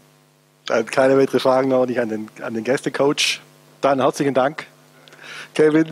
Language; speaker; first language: German; native; German